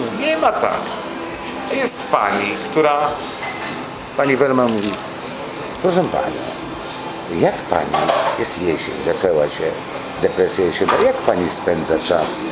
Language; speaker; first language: Polish; native; Polish